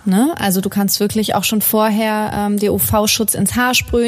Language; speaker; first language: German; native; German